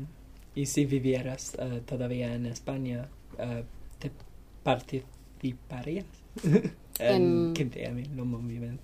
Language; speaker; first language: Spanish; non-native, learner; English